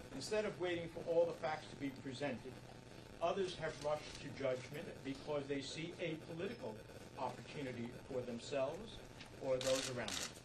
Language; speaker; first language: English; early bilingual, other home language; Spanish